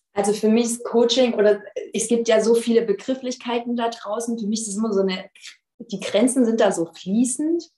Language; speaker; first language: German; native; German